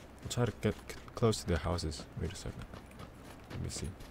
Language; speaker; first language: English; non-native, fluent; Korean